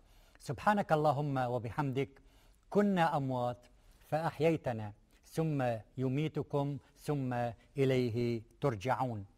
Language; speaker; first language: Arabic; native; Arabic